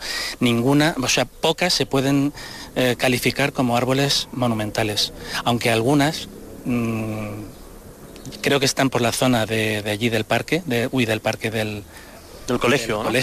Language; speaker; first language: Spanish; native; Spanish